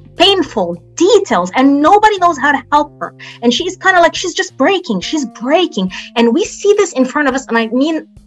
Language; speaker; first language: English; non-native, fluent; Arabic